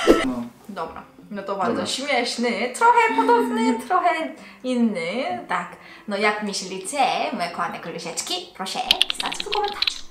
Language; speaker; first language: Polish; non-native, learner; Korean